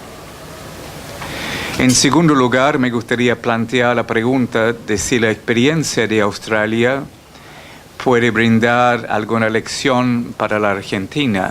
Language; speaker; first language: Spanish; non-native, fluent; English